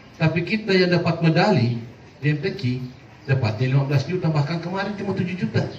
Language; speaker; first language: Indonesian; non-native, local second language; Buginese